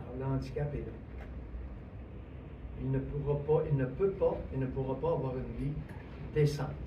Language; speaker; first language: French; native; French